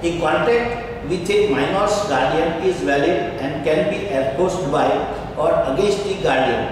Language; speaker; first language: English; non-native, local second language; Gujarati